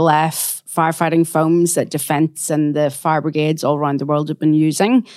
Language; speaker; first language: English; native; English